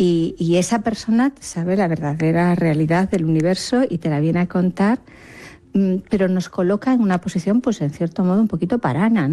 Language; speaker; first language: Spanish; native; Spanish